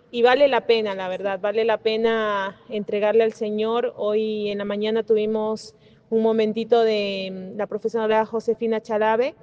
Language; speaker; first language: Spanish; native; Spanish